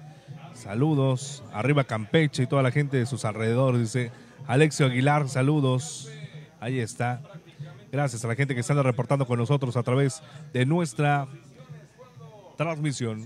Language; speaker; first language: Spanish; native; Spanish